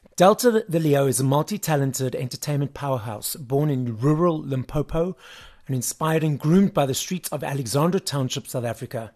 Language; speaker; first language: English; native; English